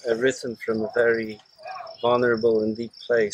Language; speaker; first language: English; non-native, fluent; Polish